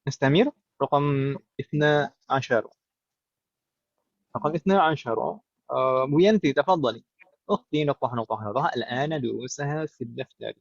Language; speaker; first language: Arabic; non-native, fluent; Indonesian